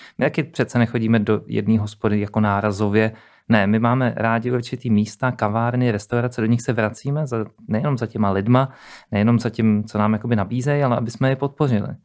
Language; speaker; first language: Czech; native; Czech